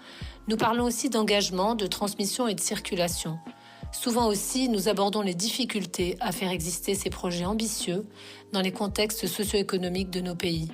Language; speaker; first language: French; non-native, local second language; Arabic